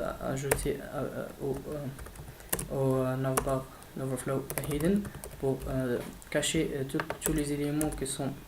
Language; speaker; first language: French; non-native, fluent; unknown